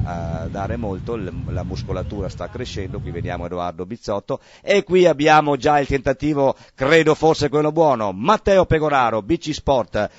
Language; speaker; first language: Italian; native; Italian